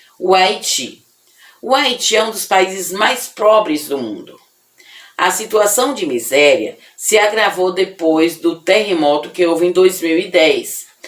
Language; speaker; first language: Portuguese; native; Portuguese